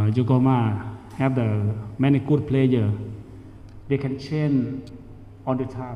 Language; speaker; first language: English; non-native, learner; Thai